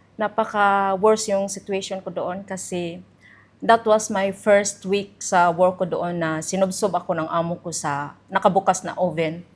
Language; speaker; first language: Filipino; native; Filipino